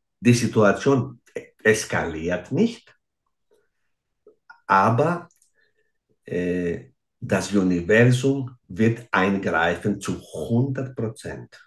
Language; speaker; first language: German; non-native, fluent; Greek